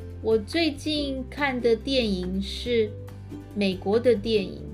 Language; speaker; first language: Chinese; early bilingual, heritage; Chinese